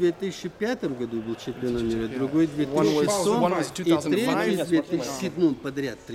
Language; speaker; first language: Russian; native; Russian